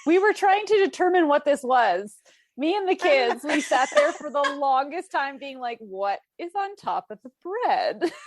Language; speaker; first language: English; native; English